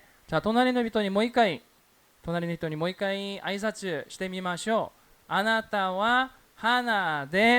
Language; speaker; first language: Japanese; non-native, fluent; Korean